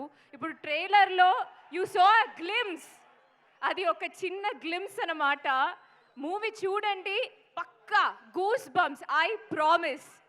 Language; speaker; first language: Telugu; non-native, learner; Malayalam